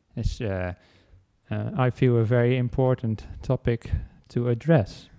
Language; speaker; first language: English; non-native, fluent; Dutch